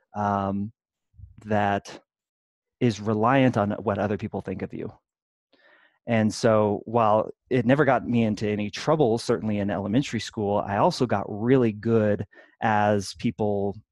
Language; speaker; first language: English; native; English